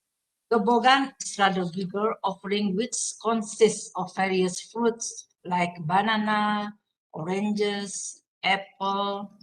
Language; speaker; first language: English; non-native, fluent; Indonesian